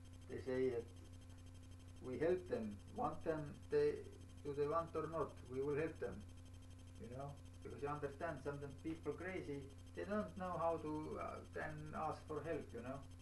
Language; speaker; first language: English; non-native, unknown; Estonian